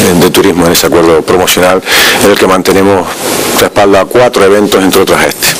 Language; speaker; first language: Spanish; native; Spanish